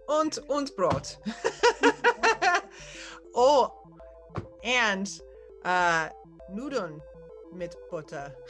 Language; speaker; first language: German; non-native, learner; English